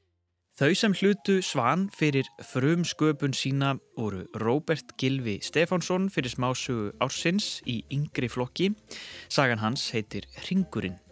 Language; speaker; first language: Icelandic; native; Icelandic